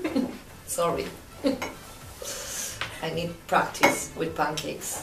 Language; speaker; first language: English; non-native, fluent; Italian